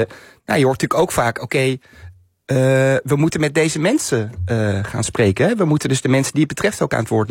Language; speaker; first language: Dutch; native; Dutch